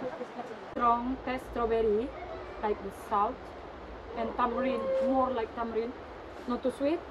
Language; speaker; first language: English; non-native, learner; Indonesian